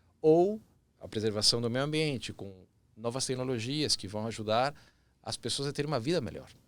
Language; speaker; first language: Portuguese; early bilingual, other home language; Spanish